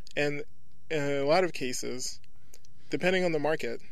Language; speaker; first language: English; early bilingual, other home language; French